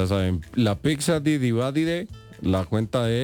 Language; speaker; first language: Spanish; native; Spanish